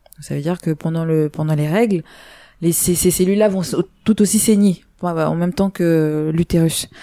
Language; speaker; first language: French; native; French